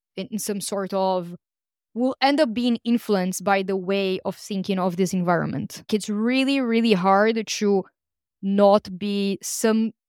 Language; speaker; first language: English; non-native, fluent; Portuguese